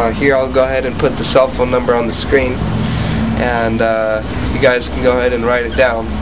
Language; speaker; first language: English; native; English